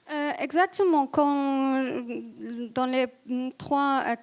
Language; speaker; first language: French; non-native, fluent; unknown